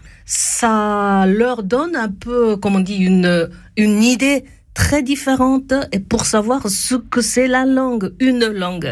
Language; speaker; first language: French; non-native, fluent; Japanese